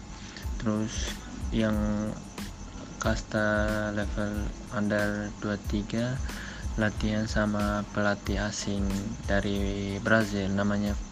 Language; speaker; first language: Indonesian; non-native, local second language; Tetum